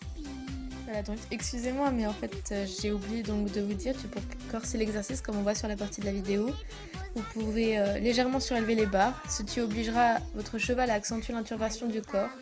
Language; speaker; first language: French; native; French